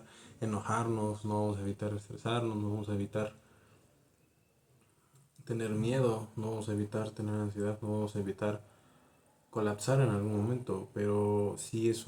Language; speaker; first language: Spanish; native; Spanish